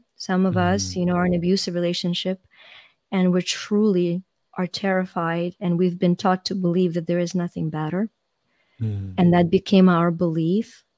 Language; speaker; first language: English; non-native, fluent; Ukrainian